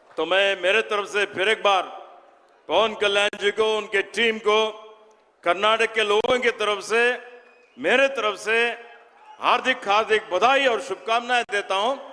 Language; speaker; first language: Hindi; non-native, local second language; Kannada